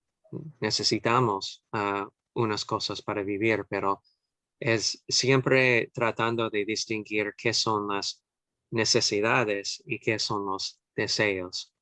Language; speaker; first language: Spanish; non-native, fluent; English